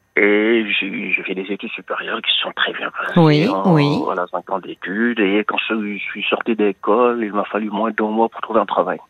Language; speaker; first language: French; non-native, local second language; Wolof